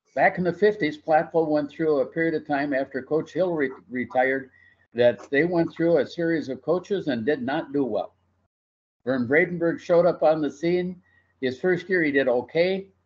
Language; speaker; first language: English; native; English